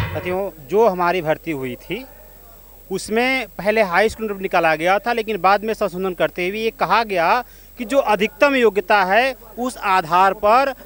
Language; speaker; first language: Hindi; native; Hindi